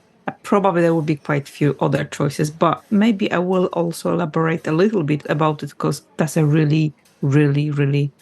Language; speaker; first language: English; non-native, fluent; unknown